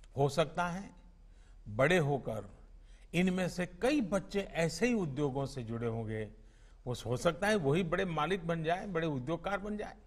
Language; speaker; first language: Hindi; native; Hindi